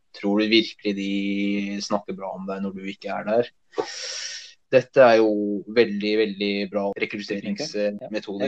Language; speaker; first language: Norwegian; early bilingual, other home language; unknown